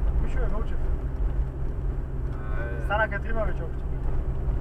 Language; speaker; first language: Bulgarian; native; Bulgarian